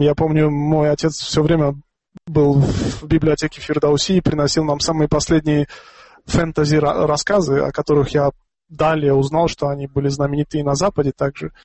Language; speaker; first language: Russian; non-native, local second language; Tajik